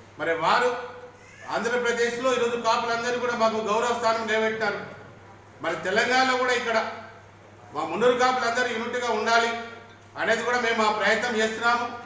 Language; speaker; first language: Telugu; native; Telugu